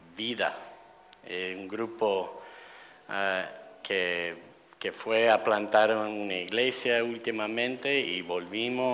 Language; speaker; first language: Spanish; non-native, fluent; English